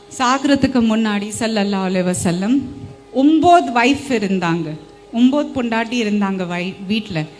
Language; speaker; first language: Tamil; non-native, fluent; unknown